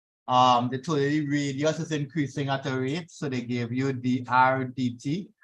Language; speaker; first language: English; native; English